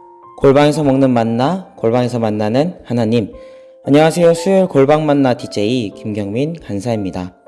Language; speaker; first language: Korean; native; Korean